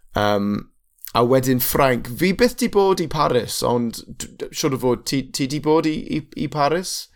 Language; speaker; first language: Welsh; non-native, local second language; English